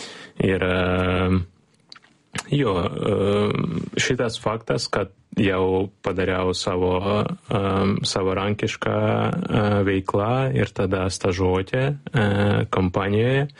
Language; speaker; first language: Lithuanian; non-native, learner; Ukrainian